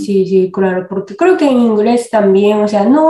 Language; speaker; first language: Spanish; non-native, fluent; Japanese